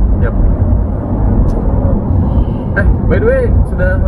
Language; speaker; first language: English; non-native, learner; Indonesian